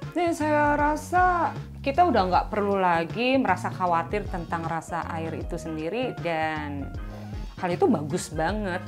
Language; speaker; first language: Indonesian; native; Indonesian